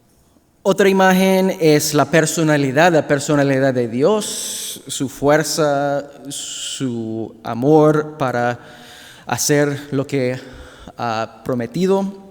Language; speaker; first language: Spanish; non-native, fluent; English